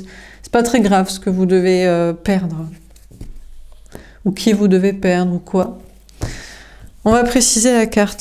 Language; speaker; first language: French; native; French